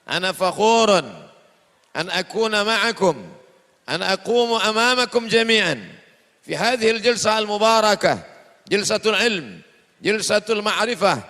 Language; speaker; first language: Arabic; non-native, fluent; Indonesian